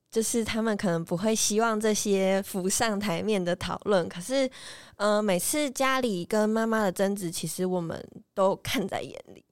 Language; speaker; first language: Chinese; native; Chinese